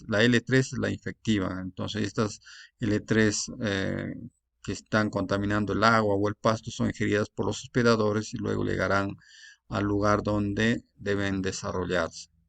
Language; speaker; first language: Spanish; native; Spanish